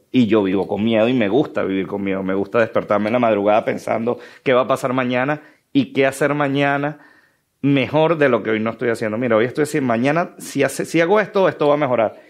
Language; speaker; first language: Spanish; native; Spanish